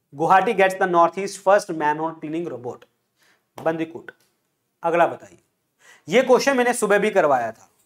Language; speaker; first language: Hindi; non-native, local second language; Punjabi